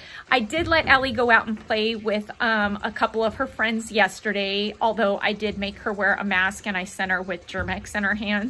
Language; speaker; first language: English; native; English